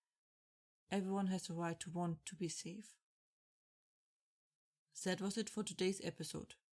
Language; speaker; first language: English; non-native, fluent; German